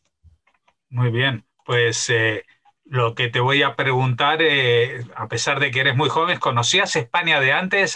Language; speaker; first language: Spanish; native; Spanish